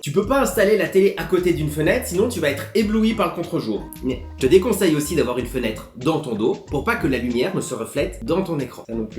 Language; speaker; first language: French; native; French